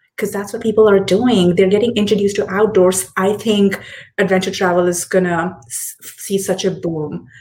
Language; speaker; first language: English; non-native, local second language; Hindi